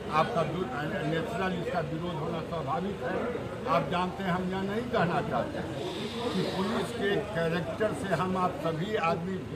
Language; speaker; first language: Hindi; native; Hindi